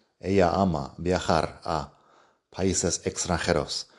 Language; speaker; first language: Spanish; non-native, fluent; English